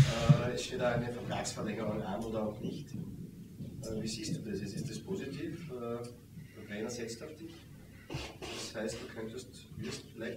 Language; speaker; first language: German; native; German